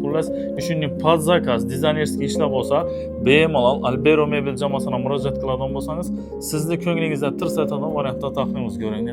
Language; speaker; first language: Uzbek; native; Uzbek